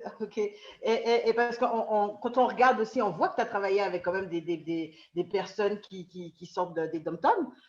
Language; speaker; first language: French; native; French